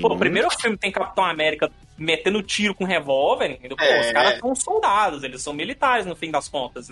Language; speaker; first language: Portuguese; native; Portuguese